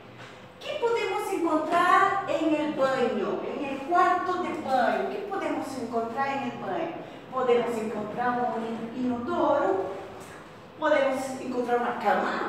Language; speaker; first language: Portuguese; non-native, fluent; Spanish